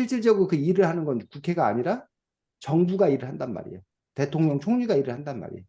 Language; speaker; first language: Korean; native; Korean